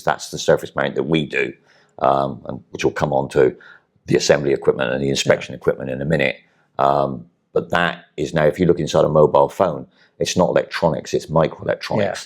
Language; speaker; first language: English; native; English